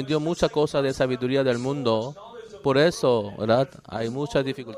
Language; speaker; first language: Spanish; non-native, learner; Korean